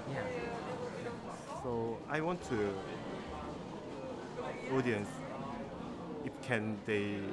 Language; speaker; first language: English; non-native, learner; Korean